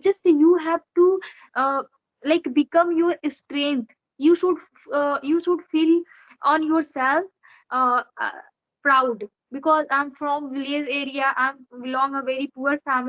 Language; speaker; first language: English; non-native, learner; Odia